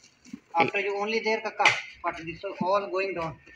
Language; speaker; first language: English; non-native, learner; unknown